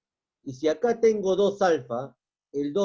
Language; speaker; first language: Spanish; native; Spanish